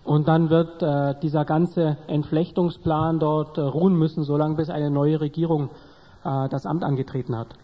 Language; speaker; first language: German; native; German